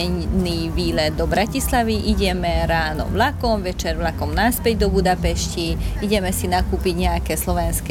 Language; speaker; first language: Slovak; non-native, local second language; Hungarian